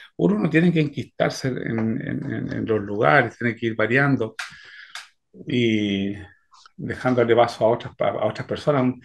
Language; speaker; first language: Spanish; native; Spanish